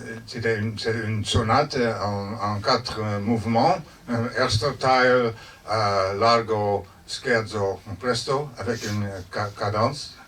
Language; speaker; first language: French; non-native, learner; Dutch